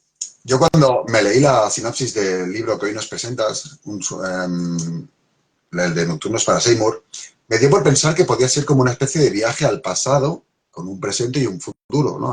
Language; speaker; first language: Spanish; native; Spanish